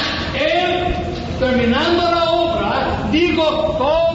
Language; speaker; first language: Spanish; non-native, fluent; English